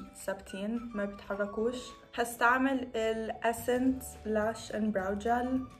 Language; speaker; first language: Arabic; non-native, learner; English